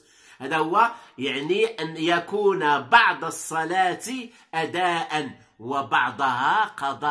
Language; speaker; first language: Arabic; native; Arabic